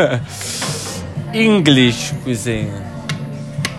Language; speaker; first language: English; non-native, learner; Italian